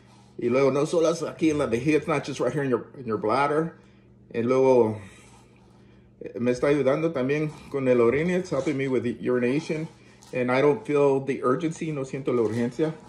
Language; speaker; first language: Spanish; early bilingual, heritage; Spanish